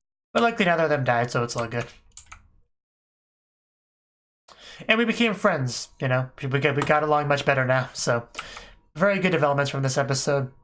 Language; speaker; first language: English; native; English